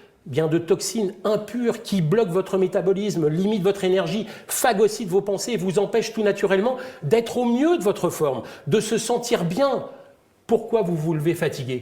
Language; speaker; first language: French; native; French